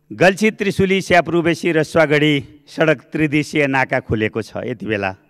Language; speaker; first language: Nepali; native; Nepali